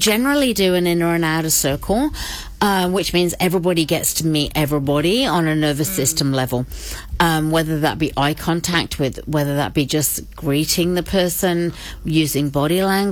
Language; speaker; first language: English; native; English